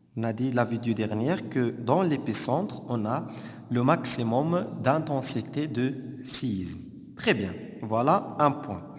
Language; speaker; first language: French; non-native, local second language; Arabic